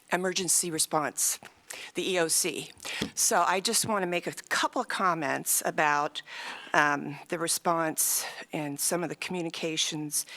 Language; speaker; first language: English; native; English